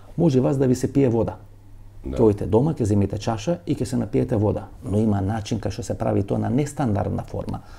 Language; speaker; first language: Macedonian; native; Macedonian